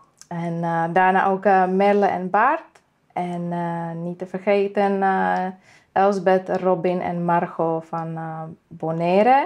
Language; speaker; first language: Dutch; non-native, fluent; Czech